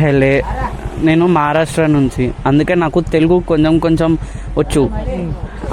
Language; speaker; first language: Telugu; non-native, learner; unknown